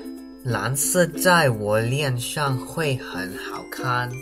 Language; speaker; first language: Chinese; non-native, learner; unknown